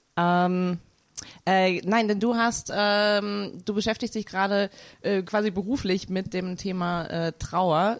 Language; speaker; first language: German; native; German